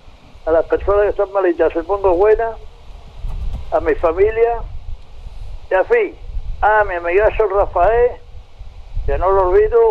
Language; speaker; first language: Spanish; native; Spanish